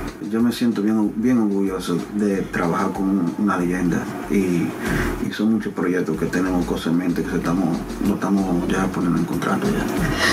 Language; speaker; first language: Spanish; native; Spanish